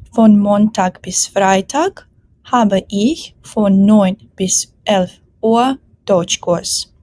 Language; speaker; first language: German; non-native, fluent; Ukrainian